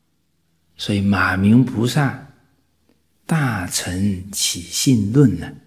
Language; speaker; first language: Chinese; native; Chinese